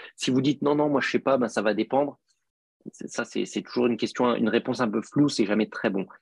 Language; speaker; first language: French; native; French